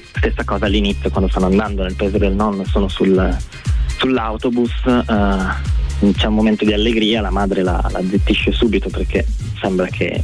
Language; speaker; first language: Italian; native; Italian